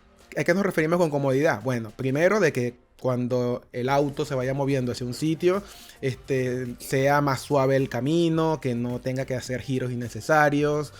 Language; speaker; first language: Spanish; native; Spanish